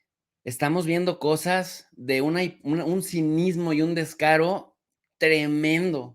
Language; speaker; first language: Spanish; native; Spanish